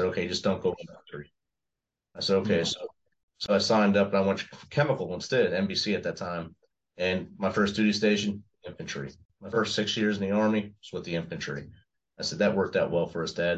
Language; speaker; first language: English; native; English